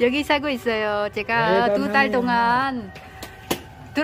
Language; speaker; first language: Korean; non-native, learner; Vietnamese